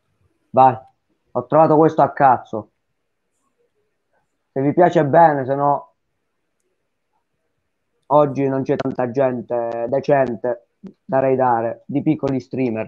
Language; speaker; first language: Italian; native; Italian